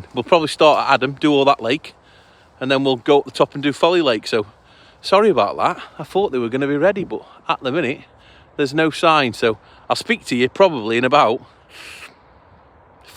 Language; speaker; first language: English; native; English